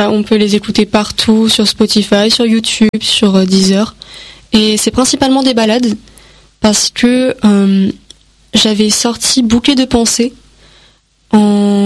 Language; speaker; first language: French; native; French